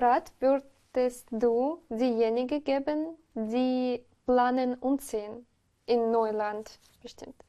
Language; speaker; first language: German; non-native, learner; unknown